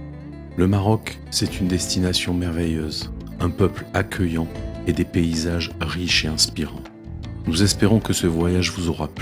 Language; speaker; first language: French; native; French